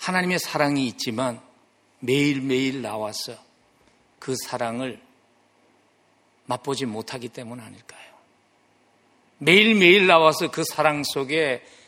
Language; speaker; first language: Korean; native; Korean